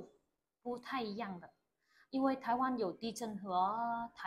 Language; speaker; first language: Chinese; non-native, learner; Vietnamese